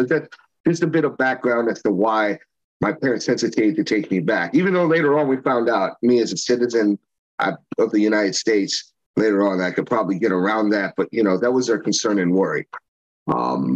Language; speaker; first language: English; native; English